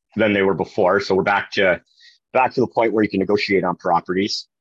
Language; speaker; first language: English; native; English